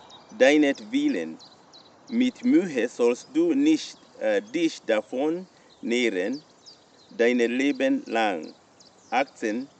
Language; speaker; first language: German; non-native, fluent; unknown